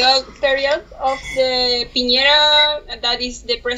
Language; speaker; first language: English; non-native, learner; Spanish